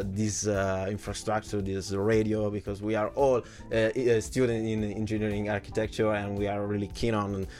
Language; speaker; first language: English; non-native, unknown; Italian